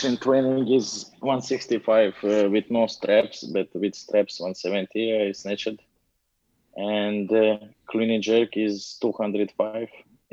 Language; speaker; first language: English; non-native, learner; Latvian